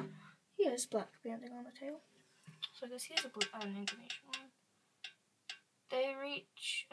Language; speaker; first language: English; native; English